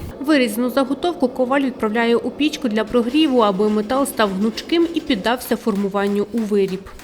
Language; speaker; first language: Ukrainian; native; Ukrainian